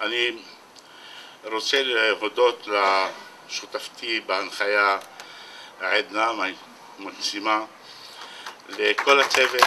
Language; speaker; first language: Hebrew; non-native, local second language; Arabic